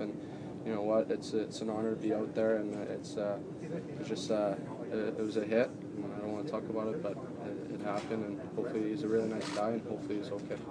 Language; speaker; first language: English; non-native, local second language; French